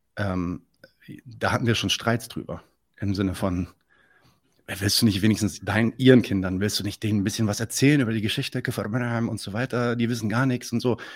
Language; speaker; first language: German; early bilingual, other home language; Arabic